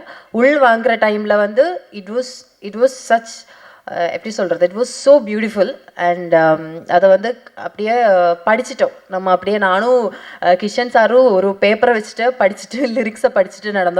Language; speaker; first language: Tamil; non-native, fluent; Malayalam